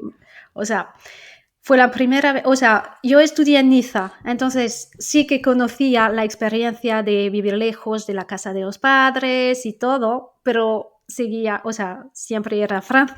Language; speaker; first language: Spanish; non-native, fluent; French